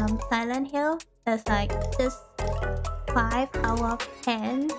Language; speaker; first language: English; non-native, learner; Thai